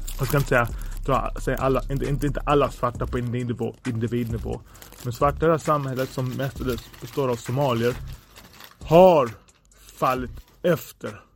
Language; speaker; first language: Swedish; native; Swedish